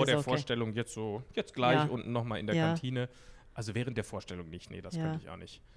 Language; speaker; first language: German; native; German